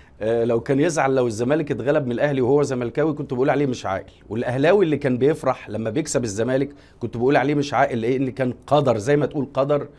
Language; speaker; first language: Arabic; native; Arabic